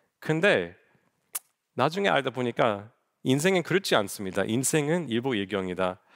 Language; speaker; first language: Korean; non-native, fluent; English